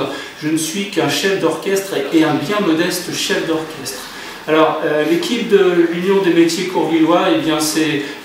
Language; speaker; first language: French; native; French